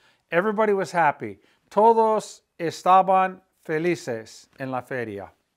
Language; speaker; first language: English; native; English